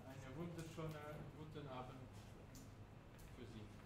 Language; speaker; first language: German; non-native, learner; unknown